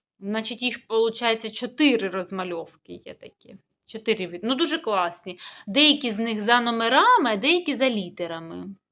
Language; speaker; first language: Ukrainian; non-native, local second language; Russian